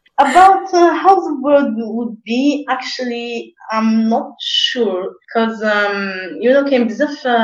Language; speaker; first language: English; non-native, local second language; Arabic